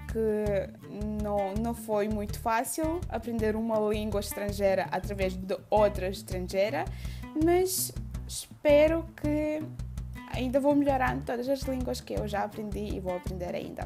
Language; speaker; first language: Portuguese; non-native, fluent; Udmurt